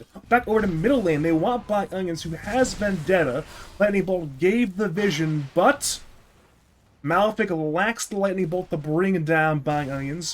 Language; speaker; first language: English; native; English